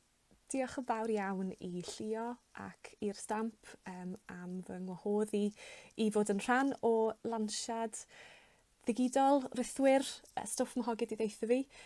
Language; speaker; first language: Welsh; native; Welsh